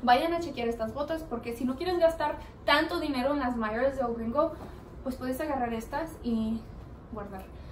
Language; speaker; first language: Spanish; early bilingual, heritage; Spanish